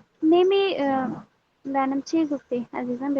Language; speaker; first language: Persian; non-native, learner; Urdu